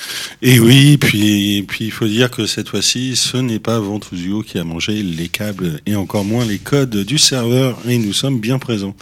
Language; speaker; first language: French; native; French